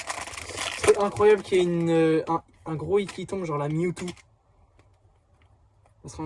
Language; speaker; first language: French; native; French